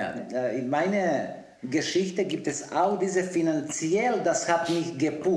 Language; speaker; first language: German; non-native, learner; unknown